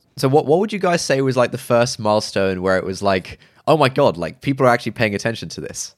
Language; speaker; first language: English; early bilingual, other home language; Urdu